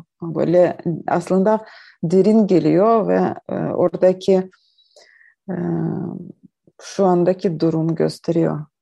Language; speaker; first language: Turkish; non-native, learner; Ukrainian